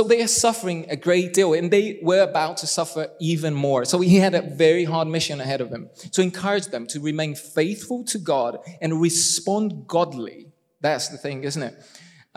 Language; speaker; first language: English; non-native, fluent; Portuguese